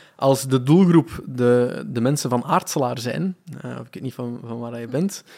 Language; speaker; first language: Dutch; native; Dutch